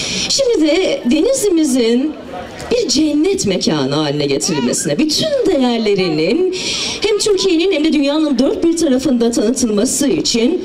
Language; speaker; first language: Turkish; native; Turkish